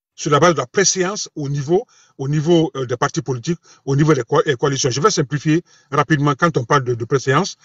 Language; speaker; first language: French; non-native, local second language; Bambara